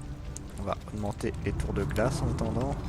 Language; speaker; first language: French; native; French